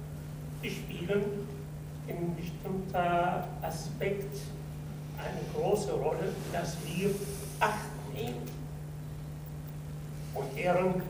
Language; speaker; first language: German; non-native, fluent; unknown